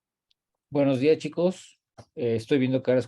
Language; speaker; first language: Spanish; native; Spanish